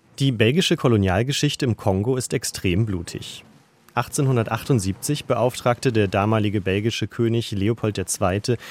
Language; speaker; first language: German; native; German